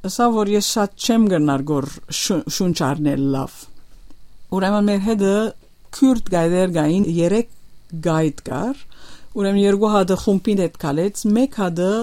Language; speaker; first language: Armenian; early bilingual, heritage; Armenian